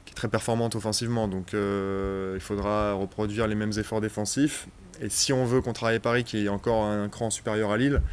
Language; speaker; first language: French; native; French